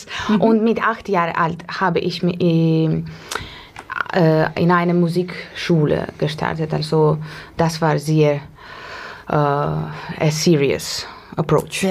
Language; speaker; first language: German; non-native, learner; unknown